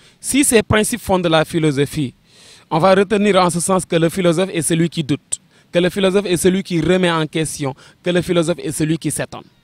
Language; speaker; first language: French; non-native, local second language; Wolof